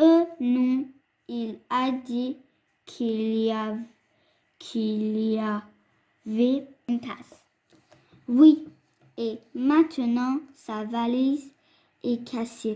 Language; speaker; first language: French; non-native, fluent; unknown